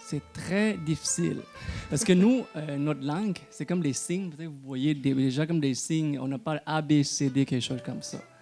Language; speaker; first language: French; non-native, fluent; Thai